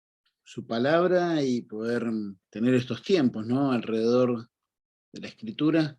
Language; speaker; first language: Spanish; native; Spanish